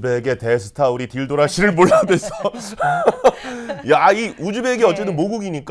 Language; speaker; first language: Korean; native; Korean